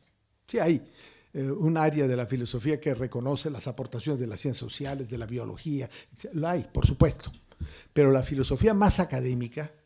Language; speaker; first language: Spanish; native; Spanish